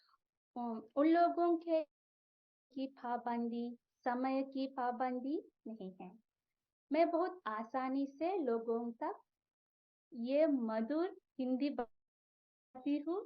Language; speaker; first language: Hindi; non-native, fluent; Sinhala